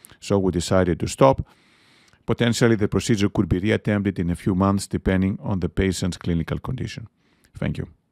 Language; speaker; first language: English; non-native, fluent; Greek